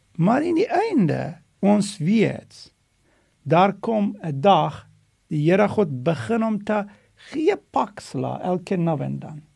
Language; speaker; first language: Afrikaans; non-native, fluent; Dutch